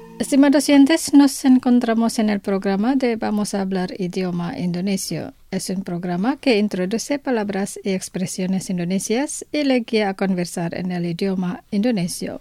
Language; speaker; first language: Spanish; non-native, fluent; Indonesian